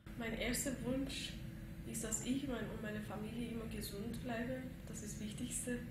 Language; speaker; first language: German; non-native, fluent; Persian